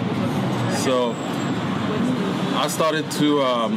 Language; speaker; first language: English; non-native, fluent; French